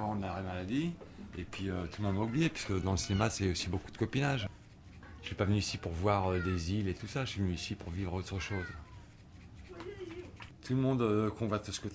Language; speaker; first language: French; native; French